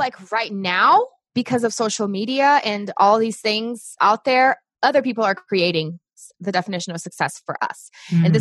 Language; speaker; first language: English; non-native, fluent; Portuguese